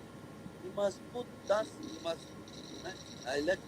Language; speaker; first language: English; non-native, learner; Somali